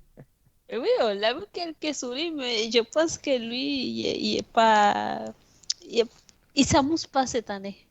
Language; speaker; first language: French; non-native, fluent; Spanish